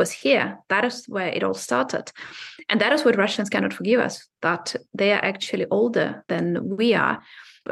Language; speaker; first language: English; non-native, fluent; Ukrainian